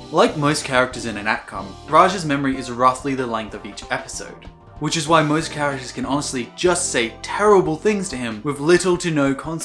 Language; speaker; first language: English; native; English